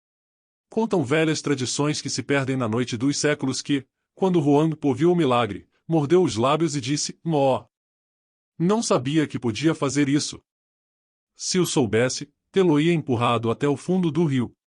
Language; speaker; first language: Portuguese; native; Portuguese